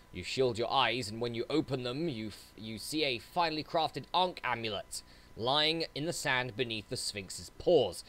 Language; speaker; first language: English; native; English